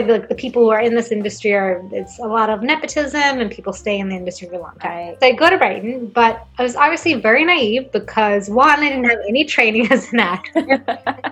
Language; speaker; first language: English; non-native, fluent; Swedish